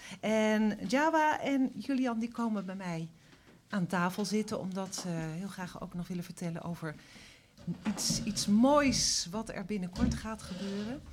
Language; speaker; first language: Dutch; native; Dutch